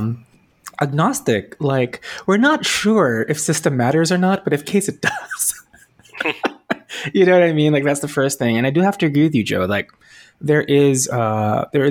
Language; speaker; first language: English; non-native, local second language; Filipino